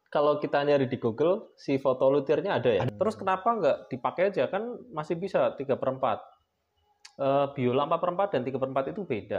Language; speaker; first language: Indonesian; native; Indonesian